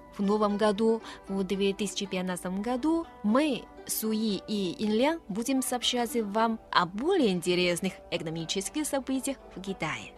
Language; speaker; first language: Russian; non-native, fluent; Chinese